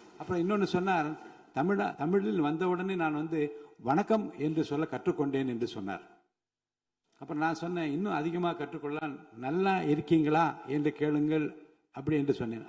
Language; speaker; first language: Tamil; native; Tamil